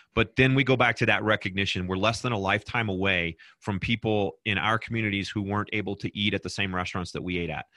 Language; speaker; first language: English; native; English